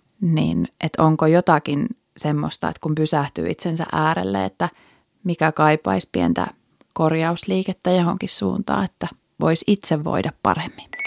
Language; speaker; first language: Finnish; native; Finnish